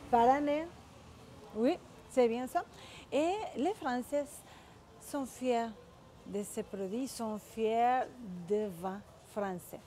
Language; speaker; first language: French; non-native, fluent; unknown